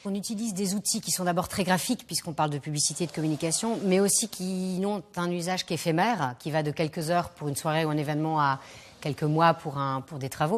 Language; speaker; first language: French; native; French